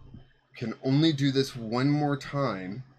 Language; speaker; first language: English; native; English